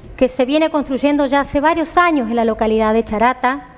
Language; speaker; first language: Spanish; native; Spanish